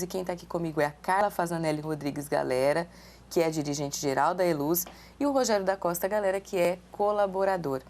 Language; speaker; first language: Portuguese; native; Portuguese